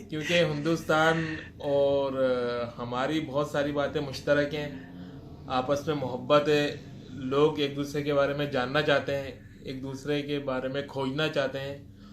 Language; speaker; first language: Urdu; native; Urdu